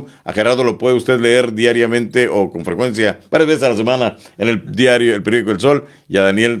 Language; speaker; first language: Spanish; native; Spanish